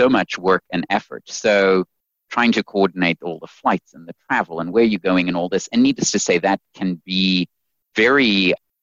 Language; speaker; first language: English; native; English